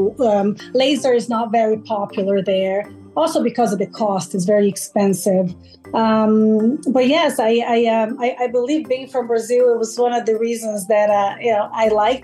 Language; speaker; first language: English; non-native, fluent; Portuguese